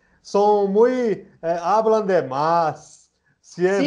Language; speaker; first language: Spanish; non-native, learner; Portuguese